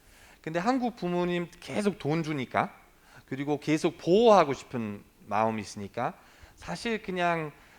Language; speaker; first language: Korean; non-native, fluent; German